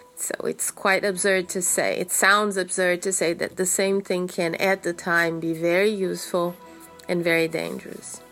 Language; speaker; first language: English; non-native, fluent; Portuguese